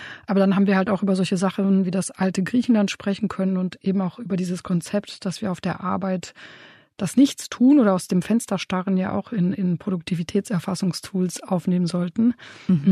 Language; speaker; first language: German; native; German